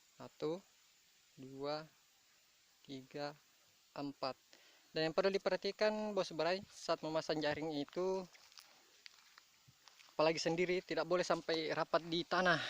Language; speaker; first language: Indonesian; native; Indonesian